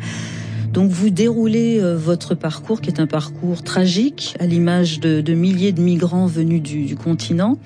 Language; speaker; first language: French; native; French